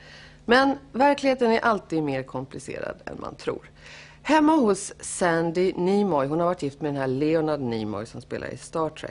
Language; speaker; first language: Swedish; native; Swedish